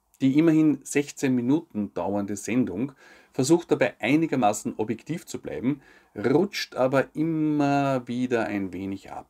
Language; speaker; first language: German; native; German